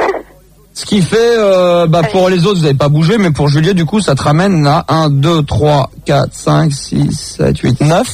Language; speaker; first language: French; native; French